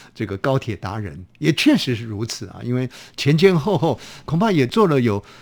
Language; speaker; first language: Chinese; native; Chinese